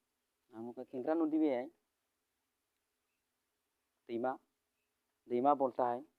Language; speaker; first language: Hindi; non-native, local second language; Bodo